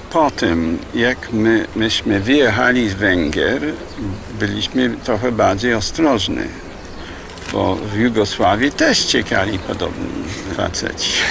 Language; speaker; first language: Polish; non-native, fluent; English